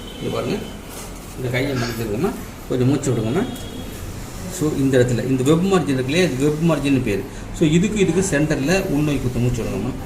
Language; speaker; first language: Tamil; native; Tamil